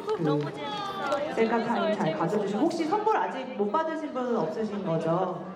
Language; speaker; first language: Korean; native; Korean